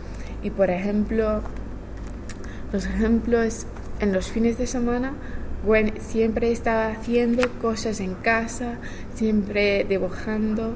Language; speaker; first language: Spanish; non-native, learner; English